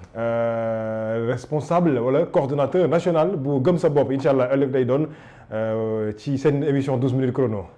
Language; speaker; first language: French; non-native, local second language; Wolof